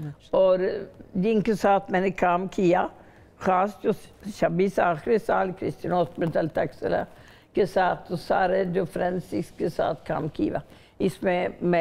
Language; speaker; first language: Hindi; non-native, fluent; Swedish